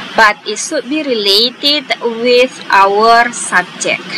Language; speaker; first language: English; non-native, fluent; Indonesian